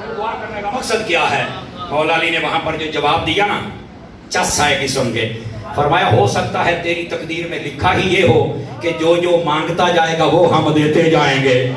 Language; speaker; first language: Urdu; non-native, local second language; Punjabi